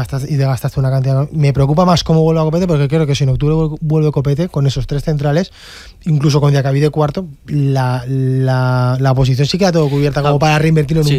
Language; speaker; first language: Spanish; native; Spanish